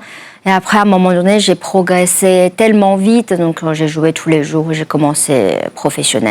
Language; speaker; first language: French; non-native, fluent; Chinese